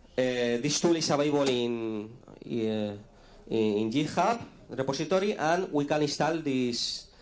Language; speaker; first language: English; non-native, fluent; Spanish